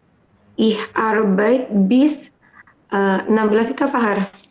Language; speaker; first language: German; non-native, learner; Indonesian